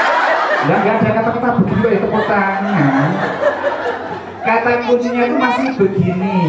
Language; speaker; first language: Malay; non-native, local second language; Javanese